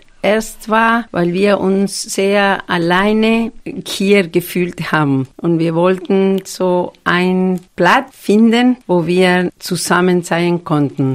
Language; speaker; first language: German; non-native, fluent; Spanish